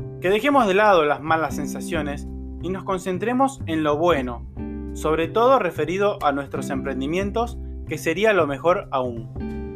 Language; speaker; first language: Spanish; native; Spanish